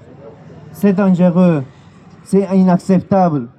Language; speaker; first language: French; non-native, learner; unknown